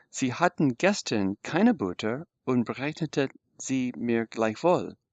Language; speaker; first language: German; non-native, fluent; English